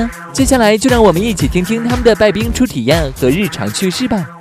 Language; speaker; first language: Chinese; native; Chinese